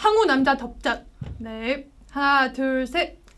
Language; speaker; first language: Korean; non-native, learner; Chinese